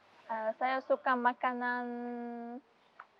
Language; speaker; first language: Indonesian; non-native, learner; Uzbek